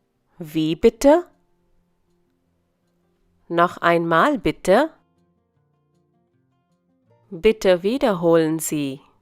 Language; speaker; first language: German; non-native, fluent; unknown